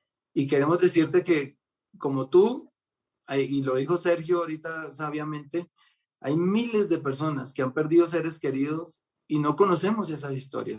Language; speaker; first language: Spanish; native; Spanish